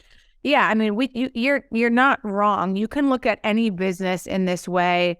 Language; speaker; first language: English; native; English